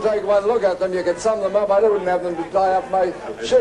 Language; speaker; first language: English; native; English